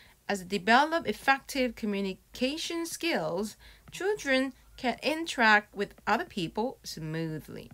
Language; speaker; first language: English; non-native, fluent; Korean